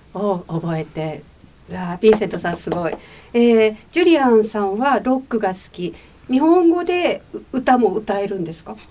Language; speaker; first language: Japanese; native; Japanese